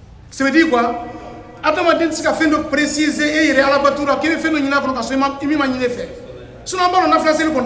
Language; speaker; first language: French; non-native, local second language; Bambara